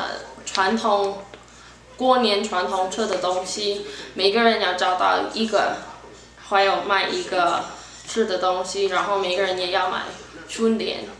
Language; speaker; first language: Chinese; non-native, learner; English